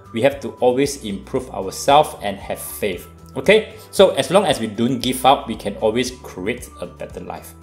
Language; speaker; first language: English; non-native, local second language; Chinese